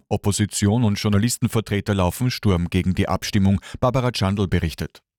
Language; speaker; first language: German; native; German